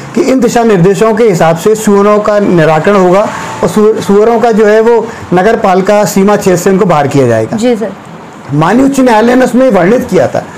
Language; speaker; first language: Hindi; native; Hindi